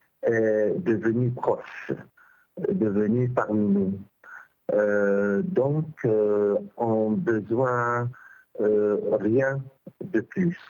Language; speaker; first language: French; non-native, local second language; Arabic